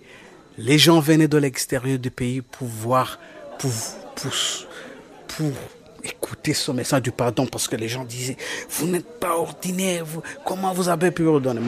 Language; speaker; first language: French; non-native, local second language; Kinyarwanda